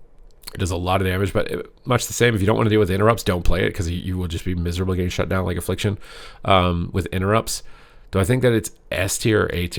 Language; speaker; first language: English; native; English